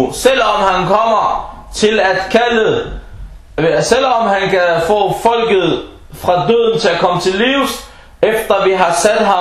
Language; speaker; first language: Danish; non-native, fluent; Arabic